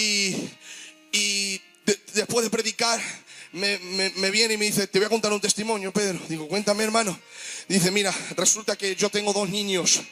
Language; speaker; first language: Spanish; native; Spanish